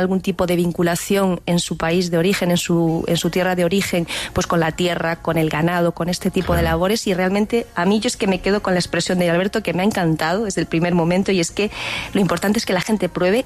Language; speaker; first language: Spanish; native; Spanish